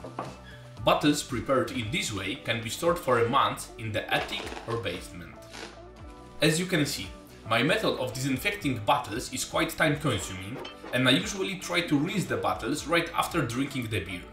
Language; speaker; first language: English; non-native, fluent; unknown